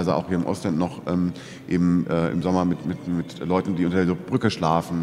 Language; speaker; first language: German; native; German